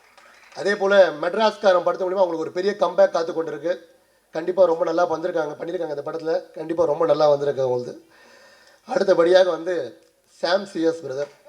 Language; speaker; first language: Tamil; native; Tamil